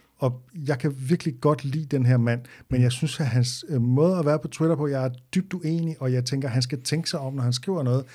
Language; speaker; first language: Danish; native; Danish